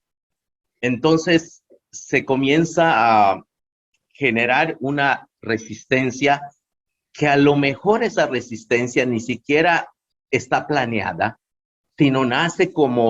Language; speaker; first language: Spanish; non-native, local second language; Yucateco